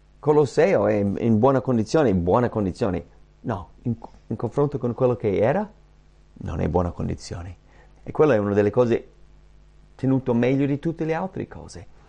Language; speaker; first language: Italian; non-native, fluent; English